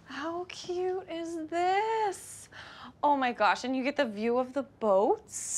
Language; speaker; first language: English; native; English